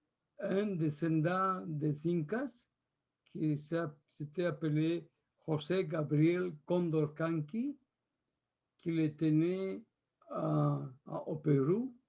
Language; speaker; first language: French; non-native, fluent; Spanish